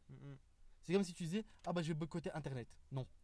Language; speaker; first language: French; native; French